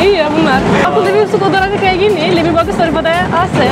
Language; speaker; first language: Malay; non-native, fluent; Turkish